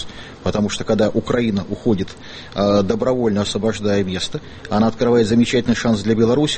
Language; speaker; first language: Russian; native; Russian